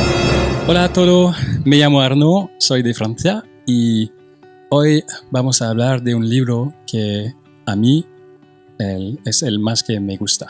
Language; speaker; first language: Spanish; non-native, learner; French